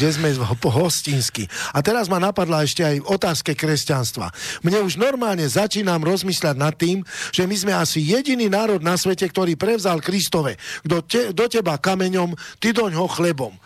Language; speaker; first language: Slovak; native; Slovak